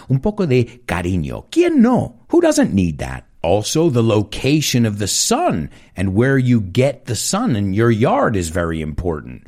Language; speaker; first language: English; early bilingual, other home language; Spanish